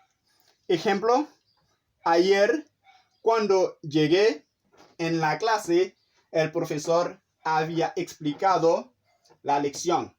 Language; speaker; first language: Spanish; non-native, fluent; Haitian Creole